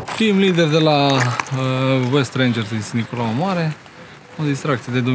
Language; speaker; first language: Romanian; native; Romanian